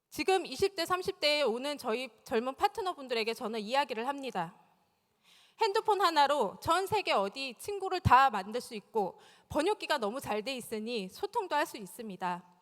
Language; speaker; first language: Korean; native; Korean